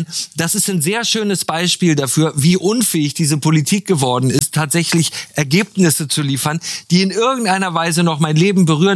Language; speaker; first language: German; native; German